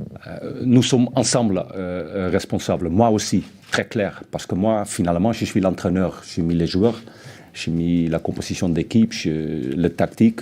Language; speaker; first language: French; non-native, fluent; Dutch